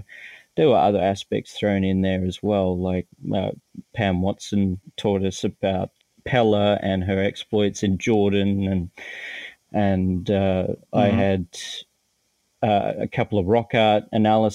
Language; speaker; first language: English; native; English